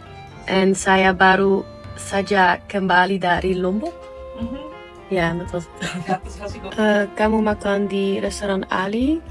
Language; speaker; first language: Indonesian; non-native, learner; Dutch